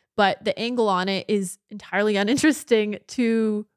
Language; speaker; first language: English; native; English